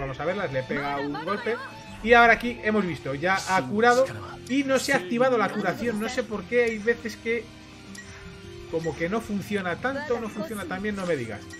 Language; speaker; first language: Spanish; native; Spanish